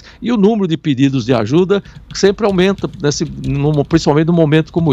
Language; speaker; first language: Portuguese; native; Portuguese